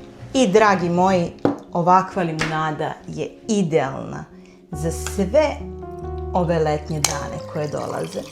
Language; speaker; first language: Serbian; native; Serbian